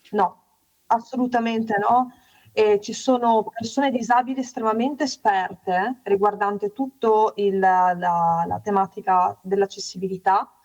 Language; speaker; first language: Italian; native; Italian